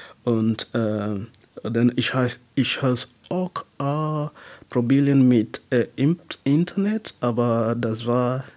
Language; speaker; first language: German; non-native, learner; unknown